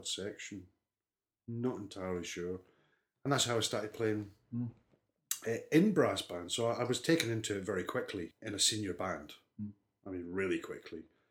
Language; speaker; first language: English; native; English